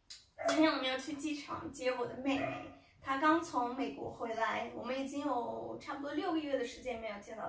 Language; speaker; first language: Chinese; non-native, fluent; Portuguese